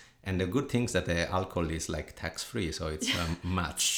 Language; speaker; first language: English; non-native, fluent; Italian